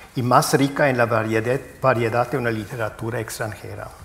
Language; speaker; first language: Spanish; non-native, fluent; German